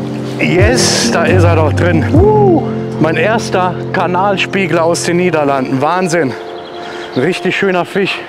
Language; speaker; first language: German; native; German